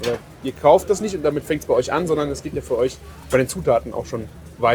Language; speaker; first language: German; native; German